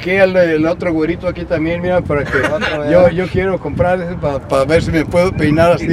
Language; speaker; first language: Spanish; native; Spanish